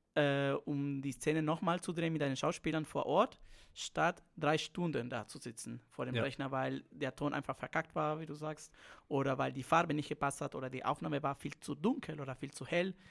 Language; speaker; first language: German; non-native, fluent; Spanish